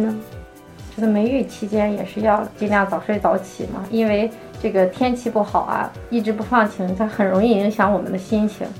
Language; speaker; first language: Chinese; native; Chinese